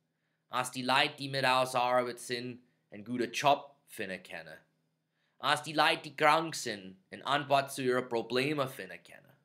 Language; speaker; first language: German; non-native, fluent; English